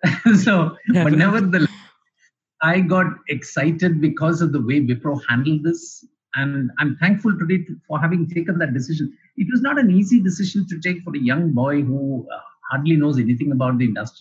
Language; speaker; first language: English; non-native, local second language; Malayalam